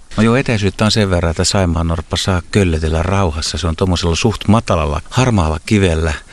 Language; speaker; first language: Finnish; native; Finnish